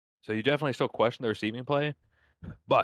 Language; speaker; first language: English; native; English